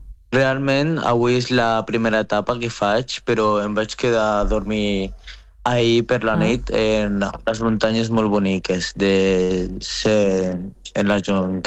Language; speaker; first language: Catalan; non-native, fluent; Arabic